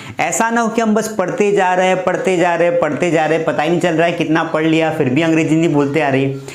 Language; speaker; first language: Hindi; native; Hindi